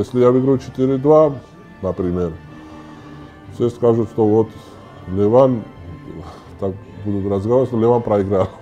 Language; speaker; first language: Russian; non-native, fluent; Georgian